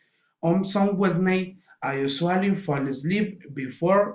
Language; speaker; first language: English; non-native, learner; Spanish